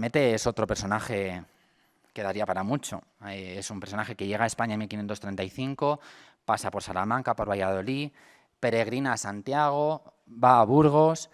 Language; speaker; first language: Spanish; native; Spanish